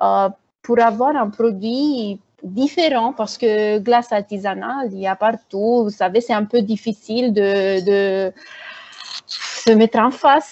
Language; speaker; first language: French; non-native, fluent; Romanian